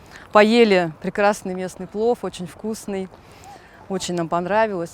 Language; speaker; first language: Russian; native; Russian